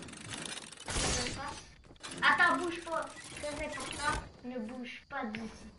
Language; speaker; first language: French; native; French